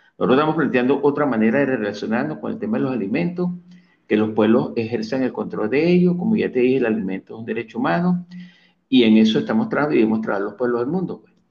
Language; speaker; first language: Spanish; native; Spanish